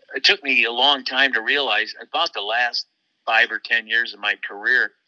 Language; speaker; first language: English; native; English